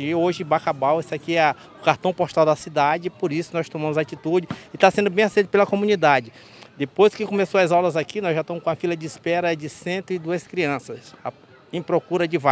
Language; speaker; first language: Portuguese; native; Portuguese